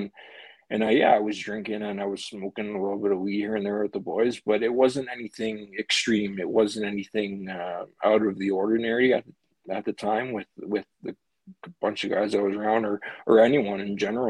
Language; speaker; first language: English; native; English